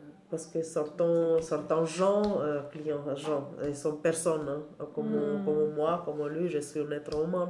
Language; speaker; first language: French; non-native, learner; Albanian